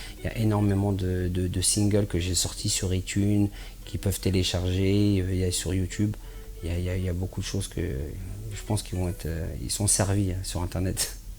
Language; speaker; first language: French; native; French